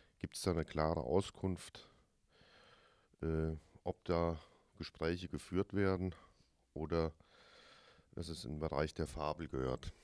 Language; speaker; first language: German; native; German